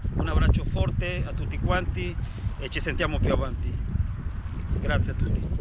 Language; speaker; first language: Italian; non-native, fluent; Spanish